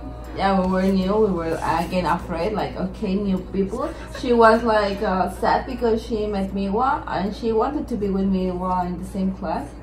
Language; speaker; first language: English; non-native, learner; Spanish